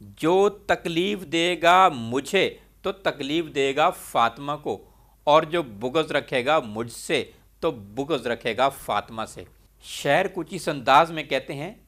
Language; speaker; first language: Urdu; non-native, local second language; Punjabi